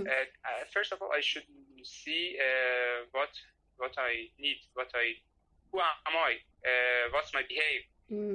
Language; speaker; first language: English; non-native, learner; Persian